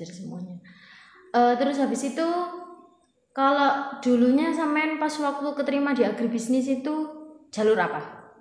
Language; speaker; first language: Indonesian; non-native, local second language; Javanese